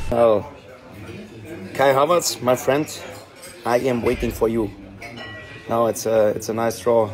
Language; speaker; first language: English; non-native, fluent; German